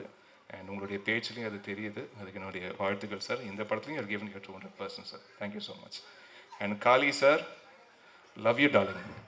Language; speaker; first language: Tamil; native; Tamil